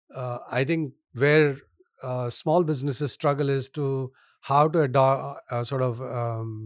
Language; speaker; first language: English; non-native, local second language; Hindi